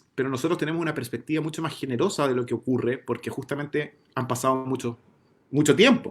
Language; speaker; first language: Spanish; native; Spanish